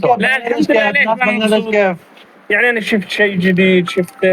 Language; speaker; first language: Arabic; native; Arabic